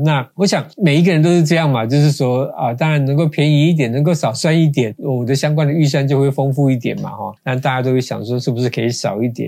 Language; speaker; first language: Chinese; native; Chinese